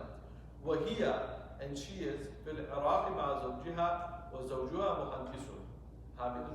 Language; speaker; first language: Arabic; non-native, fluent; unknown